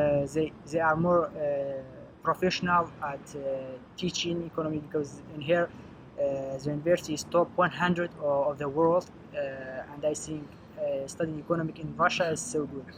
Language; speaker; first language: English; non-native, learner; Arabic